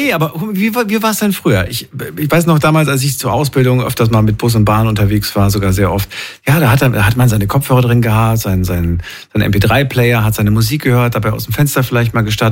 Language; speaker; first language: German; native; German